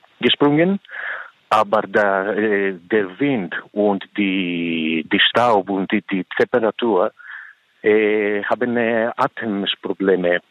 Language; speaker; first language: German; non-native, learner; Greek